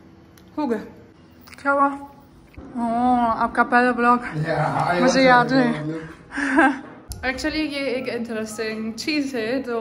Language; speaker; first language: Hindi; non-native, learner; German